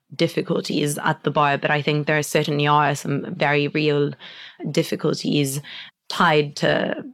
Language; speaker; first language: English; non-native, fluent; Italian